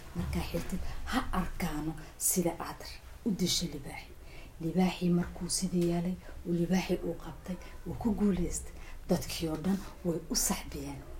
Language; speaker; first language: French; non-native, learner; Somali